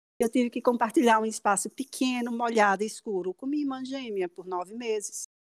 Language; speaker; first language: Portuguese; native; Portuguese